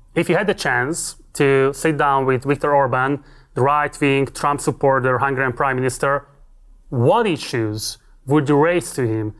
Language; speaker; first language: English; non-native, fluent; Hungarian